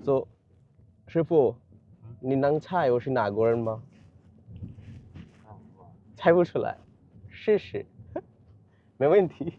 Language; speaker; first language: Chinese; non-native, learner; Bangla